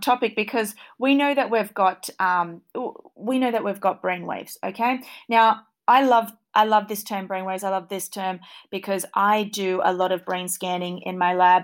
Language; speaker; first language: English; native; English